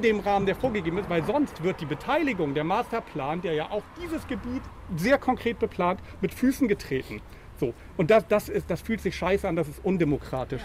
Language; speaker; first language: German; native; German